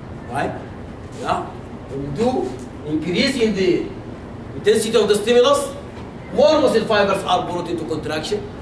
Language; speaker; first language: English; non-native, fluent; Arabic